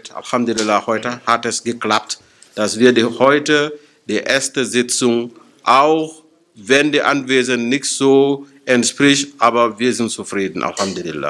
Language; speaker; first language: German; non-native, fluent; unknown